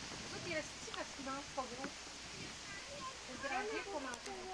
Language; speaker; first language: French; native; French